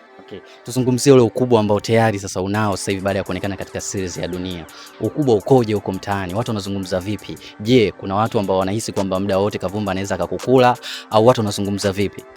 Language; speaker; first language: Swahili; native; Swahili